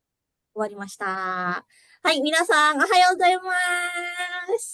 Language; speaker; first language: Japanese; non-native, fluent; Indonesian